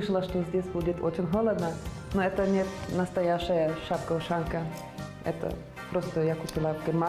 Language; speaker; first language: Russian; non-native, learner; Serbian